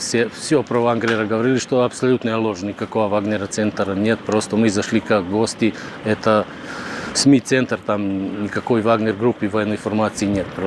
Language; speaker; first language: Russian; non-native, fluent; Serbian